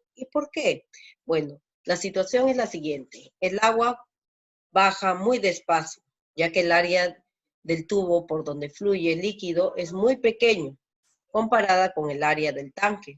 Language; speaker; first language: Spanish; native; Spanish